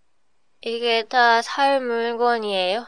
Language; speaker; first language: Korean; non-native, learner; Japanese